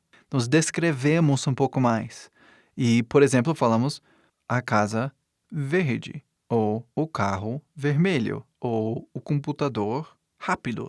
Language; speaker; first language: Portuguese; non-native, fluent; English